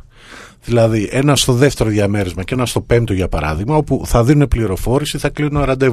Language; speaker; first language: Greek; native; Greek